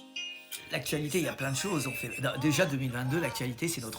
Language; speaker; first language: French; native; French